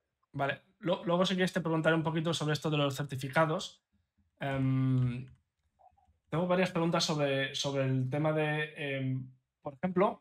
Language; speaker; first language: Spanish; native; Spanish